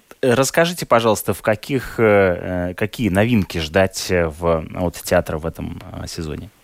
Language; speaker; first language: Russian; native; Russian